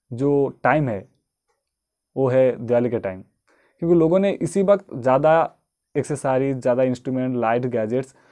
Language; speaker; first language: Hindi; non-native, local second language; Bangla